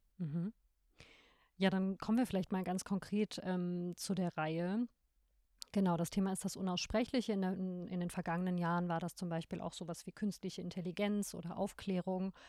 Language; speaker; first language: German; native; German